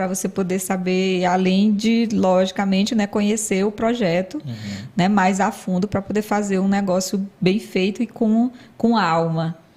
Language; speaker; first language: Portuguese; native; Portuguese